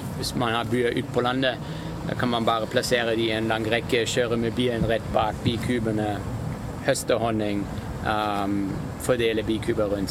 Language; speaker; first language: Norwegian; non-native, fluent; German